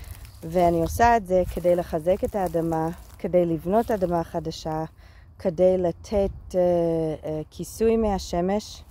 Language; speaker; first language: Hebrew; non-native, fluent; English